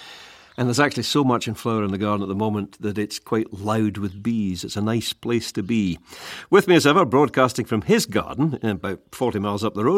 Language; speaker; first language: English; native; English